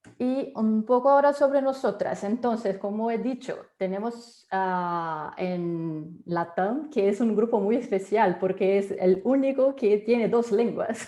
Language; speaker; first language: Spanish; non-native, fluent; Portuguese